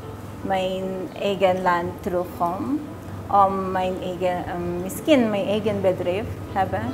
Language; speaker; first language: Dutch; non-native, learner; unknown